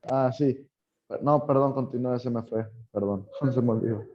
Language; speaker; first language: Spanish; native; Spanish